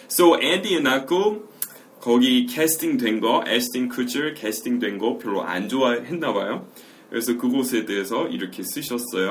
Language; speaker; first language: Korean; non-native, fluent; English